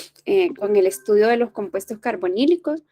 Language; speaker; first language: Spanish; native; Spanish